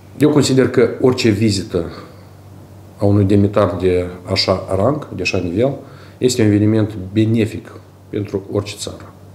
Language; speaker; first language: Romanian; native; Romanian